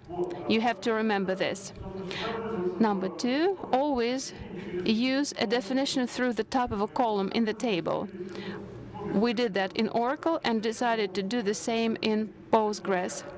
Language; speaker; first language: English; non-native, fluent; Russian